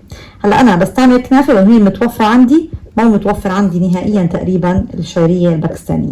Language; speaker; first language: Arabic; native; Arabic